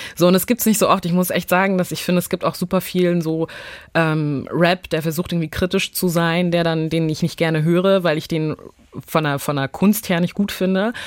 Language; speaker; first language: German; early bilingual, other home language; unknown